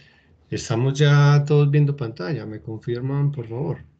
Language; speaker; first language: Spanish; native; Spanish